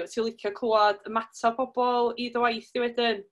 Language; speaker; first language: Welsh; native; Welsh